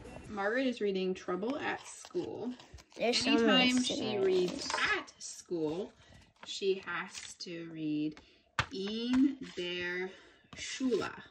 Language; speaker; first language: English; native; English